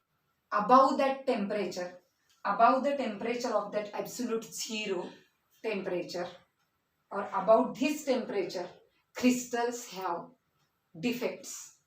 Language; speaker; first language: English; non-native, local second language; Marathi